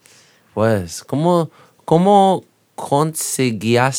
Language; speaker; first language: Spanish; non-native, learner; English